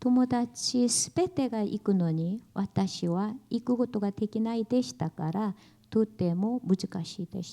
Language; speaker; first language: Japanese; non-native, learner; Korean